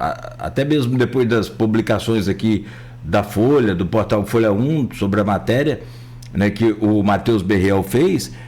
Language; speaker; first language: Portuguese; native; Portuguese